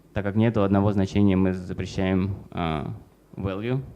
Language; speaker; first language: Russian; native; Russian